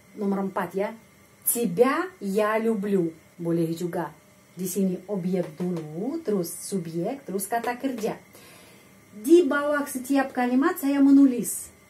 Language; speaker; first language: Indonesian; non-native, fluent; Russian